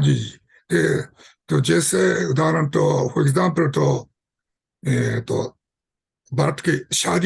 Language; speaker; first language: Hindi; non-native, fluent; Japanese